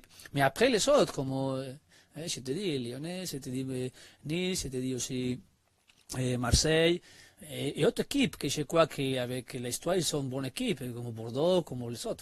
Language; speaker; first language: French; non-native, learner; Spanish